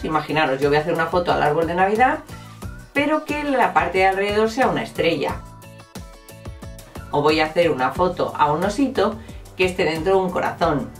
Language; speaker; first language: Spanish; native; Spanish